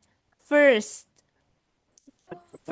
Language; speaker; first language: English; non-native, fluent; Indonesian